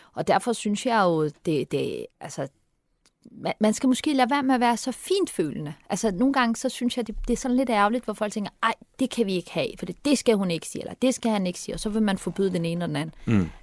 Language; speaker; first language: Danish; early bilingual, other home language; Turkish